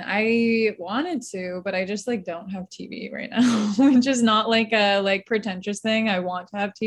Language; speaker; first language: English; native; English